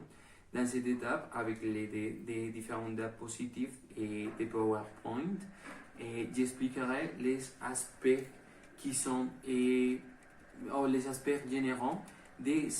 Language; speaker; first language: French; non-native, learner; Spanish